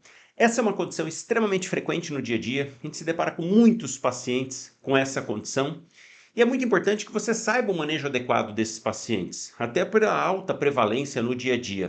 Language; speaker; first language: Portuguese; native; Portuguese